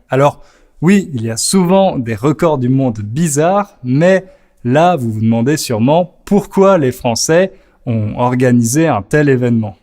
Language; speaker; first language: French; native; French